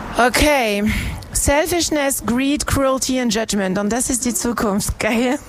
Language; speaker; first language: German; non-native, fluent; French